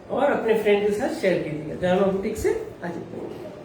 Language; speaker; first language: Hindi; non-native, local second language; Bangla